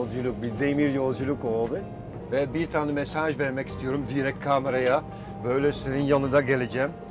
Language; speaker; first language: Turkish; non-native, fluent; Dutch